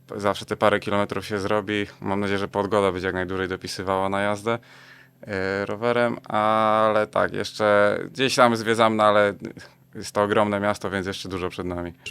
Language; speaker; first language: Polish; native; Polish